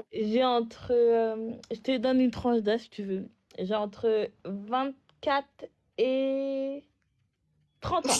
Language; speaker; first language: French; early bilingual, other home language; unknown